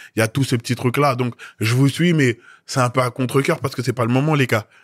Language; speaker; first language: French; native; French